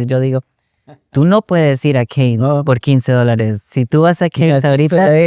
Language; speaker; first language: Spanish; early bilingual, other home language; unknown